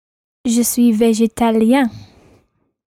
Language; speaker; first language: French; non-native, learner; English